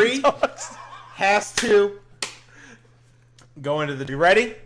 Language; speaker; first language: English; native; English